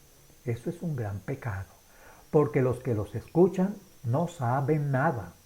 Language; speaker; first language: Spanish; native; Spanish